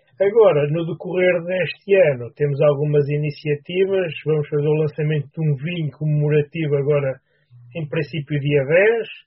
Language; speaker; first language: Portuguese; native; Portuguese